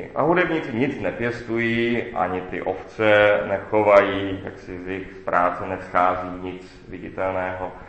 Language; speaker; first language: Czech; native; Czech